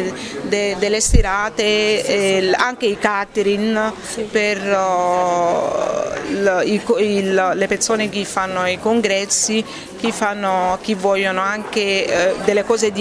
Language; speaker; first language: Italian; non-native, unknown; French